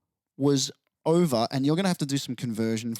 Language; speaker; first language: English; native; English